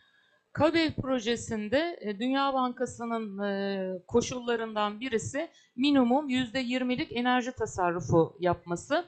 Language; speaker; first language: Turkish; native; Turkish